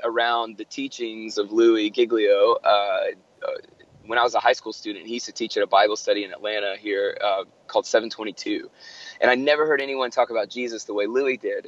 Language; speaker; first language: English; native; English